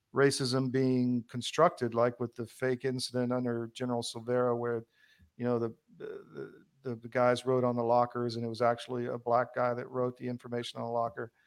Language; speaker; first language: English; native; English